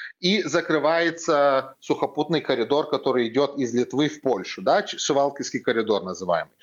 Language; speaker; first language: Russian; non-native, fluent; Lithuanian